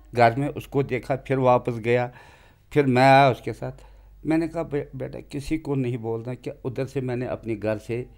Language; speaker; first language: Hindi; non-native, local second language; Kashmiri